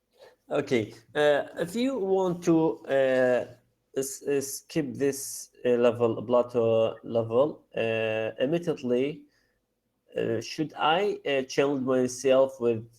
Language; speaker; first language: English; non-native, learner; Arabic